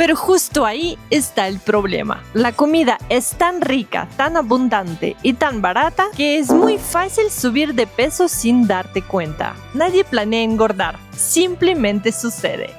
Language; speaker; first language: Spanish; non-native, fluent; Russian